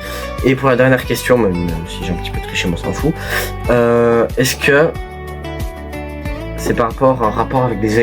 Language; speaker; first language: French; native; French